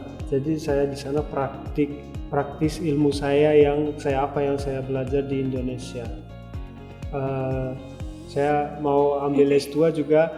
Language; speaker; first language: Indonesian; non-native, fluent; Turkmen